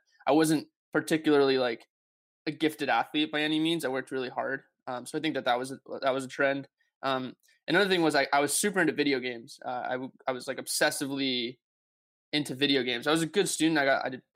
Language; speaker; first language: English; native; English